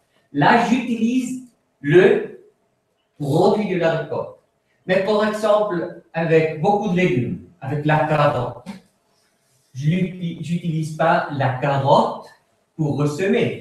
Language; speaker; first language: French; non-native, fluent; Swiss German